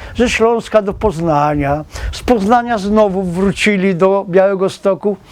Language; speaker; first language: Polish; native; Polish